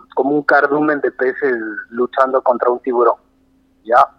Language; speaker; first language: Spanish; native; Spanish